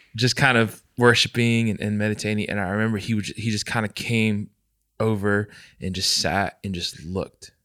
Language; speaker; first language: English; native; English